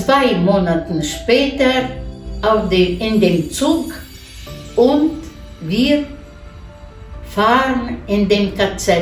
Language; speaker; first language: German; non-native, learner; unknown